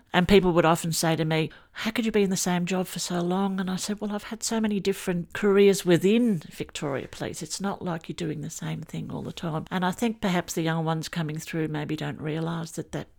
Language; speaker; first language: English; native; English